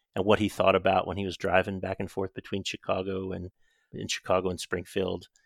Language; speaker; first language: English; native; English